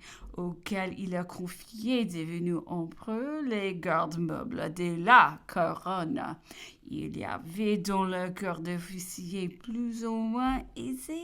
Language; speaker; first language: French; non-native, learner; English